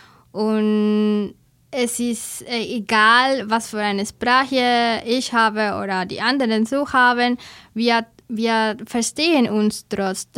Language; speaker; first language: German; non-native, learner; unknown